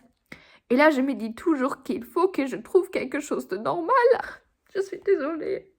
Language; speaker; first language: French; non-native, fluent; German